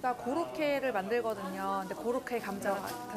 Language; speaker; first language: Korean; native; Korean